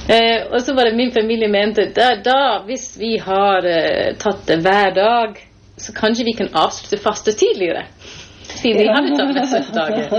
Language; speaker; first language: Norwegian; non-native, fluent; English